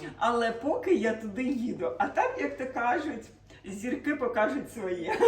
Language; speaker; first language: Ukrainian; non-native, local second language; Russian